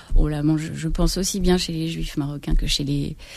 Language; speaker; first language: French; native; French